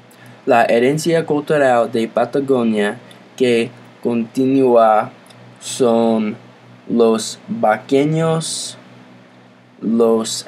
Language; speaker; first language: Spanish; non-native, learner; English